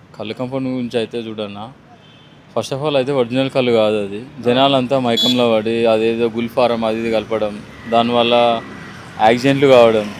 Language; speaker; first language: Telugu; native; Telugu